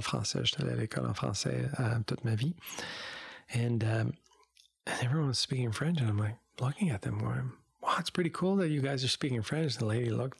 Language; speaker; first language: English; native; English